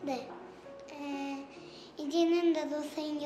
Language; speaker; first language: Korean; early bilingual, other home language; Russian